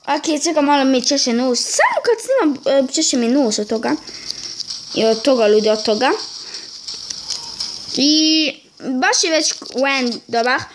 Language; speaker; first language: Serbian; early bilingual, heritage; Serbian